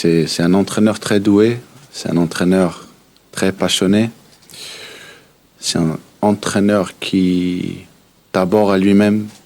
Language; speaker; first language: French; early bilingual, heritage; French